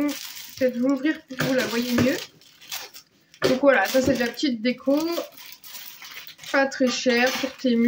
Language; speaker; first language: French; native; French